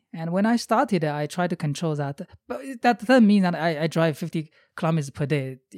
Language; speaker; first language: English; non-native, fluent; Chinese